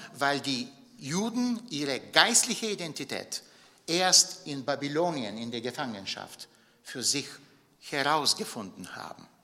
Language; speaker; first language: German; non-native, fluent; Bulgarian